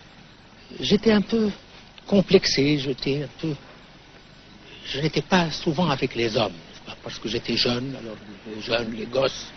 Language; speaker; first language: French; non-native, local second language; Arabic